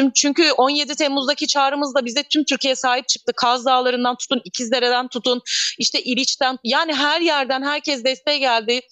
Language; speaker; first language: Turkish; native; Turkish